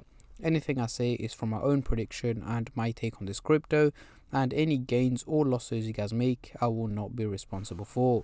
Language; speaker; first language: English; native; English